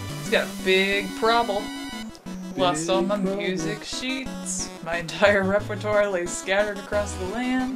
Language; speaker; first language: English; native; English